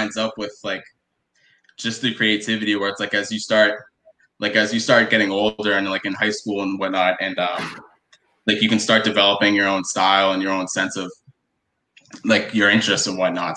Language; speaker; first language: English; native; English